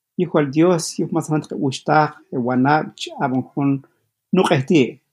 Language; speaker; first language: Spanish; non-native, local second language; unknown